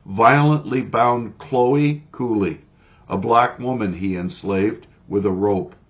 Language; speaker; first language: English; native; English